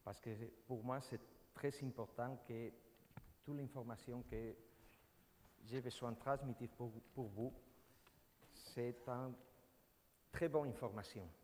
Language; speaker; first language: French; non-native, learner; Spanish